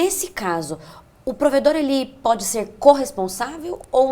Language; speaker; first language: Portuguese; native; Portuguese